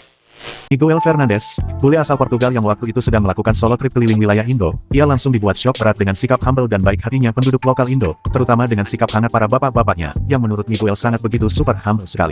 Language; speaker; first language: Indonesian; native; Indonesian